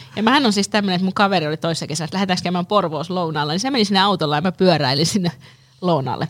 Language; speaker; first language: Finnish; native; Finnish